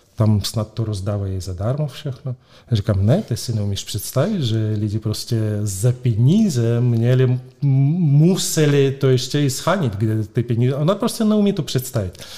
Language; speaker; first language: Czech; non-native, fluent; Russian